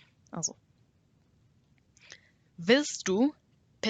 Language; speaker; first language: German; non-native, learner; English